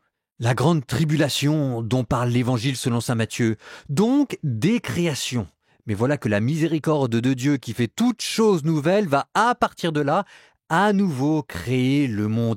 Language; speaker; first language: French; native; French